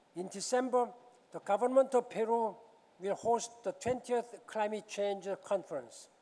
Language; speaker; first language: English; non-native, fluent; Korean